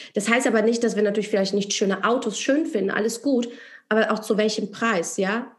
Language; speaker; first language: German; non-native, fluent; Polish